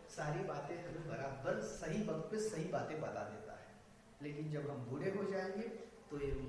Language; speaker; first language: Hindi; non-native, local second language; Marathi